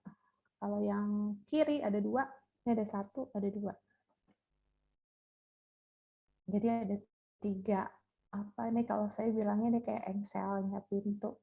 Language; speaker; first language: Indonesian; native; Indonesian